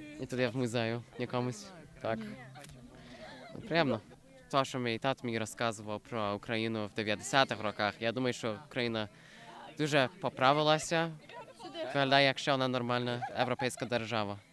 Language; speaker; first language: Ukrainian; early bilingual, heritage; English